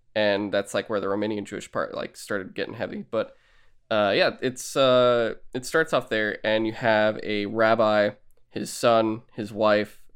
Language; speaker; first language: English; native; English